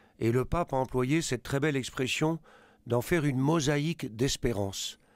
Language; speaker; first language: French; native; French